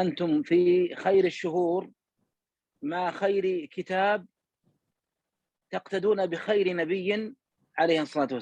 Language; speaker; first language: Arabic; native; Arabic